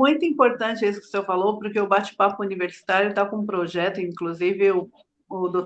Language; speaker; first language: Portuguese; native; Portuguese